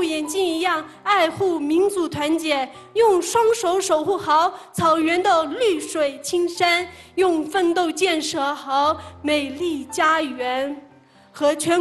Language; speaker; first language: Chinese; non-native, local second language; Tibetan